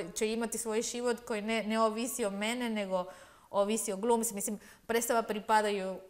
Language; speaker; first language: Croatian; non-native, learner; Spanish